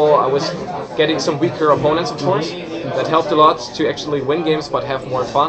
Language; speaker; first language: English; non-native, fluent; German